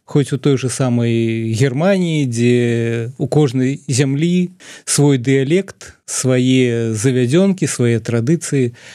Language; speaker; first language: Belarusian; native; Belarusian